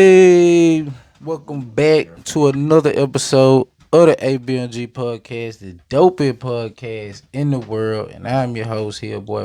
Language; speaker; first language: English; native; English